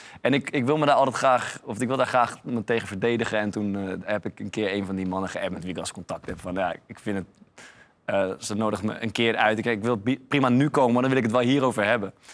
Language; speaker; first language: Dutch; native; Dutch